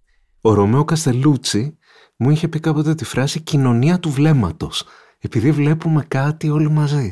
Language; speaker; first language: Greek; native; Greek